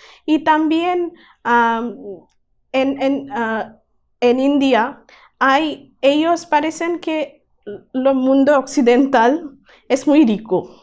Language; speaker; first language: Spanish; non-native, learner; Bangla